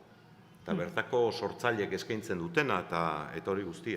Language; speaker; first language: Basque; native; Basque